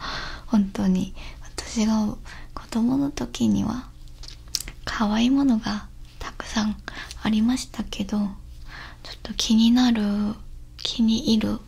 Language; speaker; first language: Japanese; non-native, learner; Korean